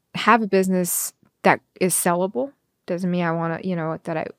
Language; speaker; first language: English; early bilingual, other home language; Chinese